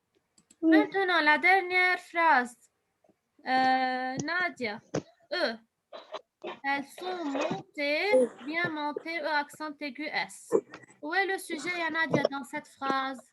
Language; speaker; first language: French; non-native, fluent; Arabic